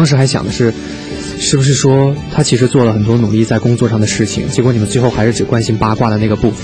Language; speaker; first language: Chinese; native; Chinese